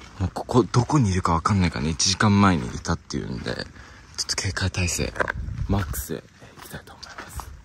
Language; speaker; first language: Japanese; early bilingual, heritage; English